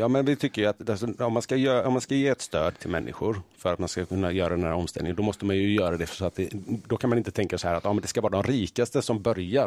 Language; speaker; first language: Swedish; native; Swedish